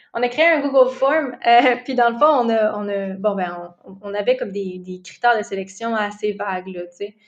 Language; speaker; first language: French; native; French